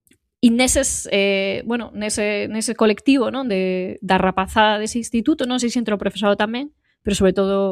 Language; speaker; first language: Galician; native; Galician